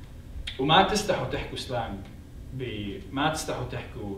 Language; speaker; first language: Arabic; native; Arabic